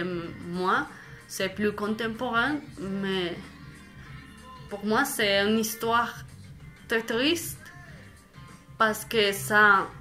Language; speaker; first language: French; non-native, fluent; Spanish